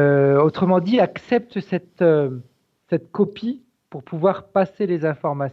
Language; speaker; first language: French; native; French